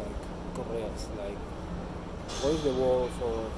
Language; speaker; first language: English; non-native, learner; Spanish